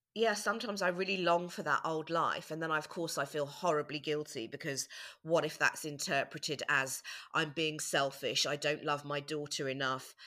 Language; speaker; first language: English; native; English